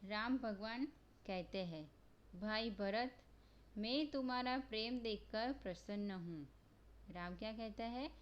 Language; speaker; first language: Hindi; non-native, local second language; Gujarati